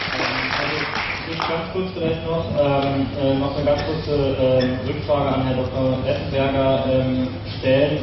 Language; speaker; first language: German; non-native, fluent; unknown